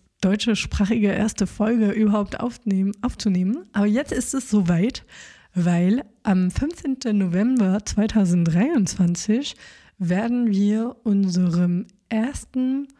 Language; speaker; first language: German; non-native, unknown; French